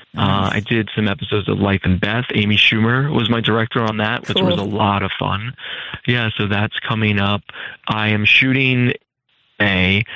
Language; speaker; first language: English; native; English